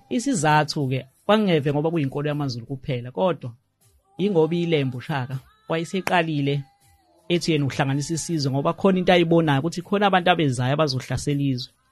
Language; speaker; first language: Zulu; native; Zulu